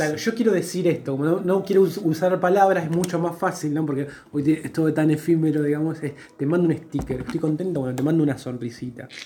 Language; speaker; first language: Spanish; native; Spanish